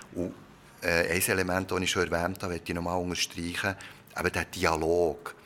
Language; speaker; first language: German; early bilingual, other home language; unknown